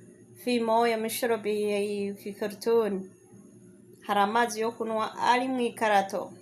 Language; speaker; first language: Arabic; non-native, fluent; Rundi